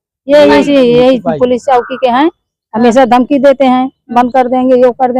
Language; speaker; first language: Hindi; native; Hindi